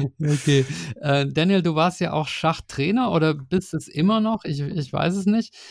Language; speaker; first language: German; native; German